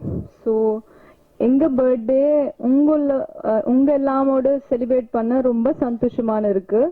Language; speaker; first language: Tamil; non-native, learner; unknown